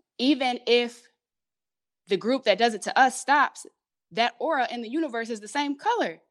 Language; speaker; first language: English; native; English